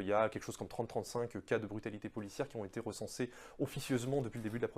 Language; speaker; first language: French; native; French